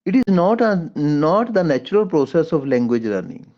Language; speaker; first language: English; non-native, local second language; Punjabi